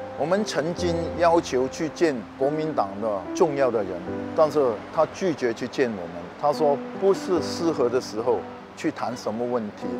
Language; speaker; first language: Chinese; non-native, local second language; Cantonese